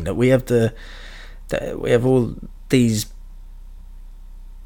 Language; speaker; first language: English; native; English